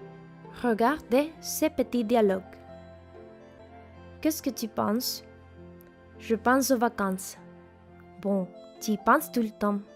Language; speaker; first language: French; non-native, fluent; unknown